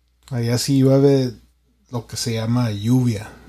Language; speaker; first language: Spanish; early bilingual, heritage; Spanish